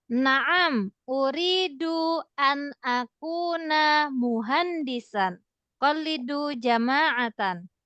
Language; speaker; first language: Arabic; non-native, fluent; Indonesian